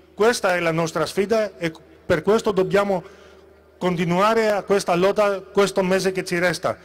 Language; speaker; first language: Italian; non-native, fluent; Greek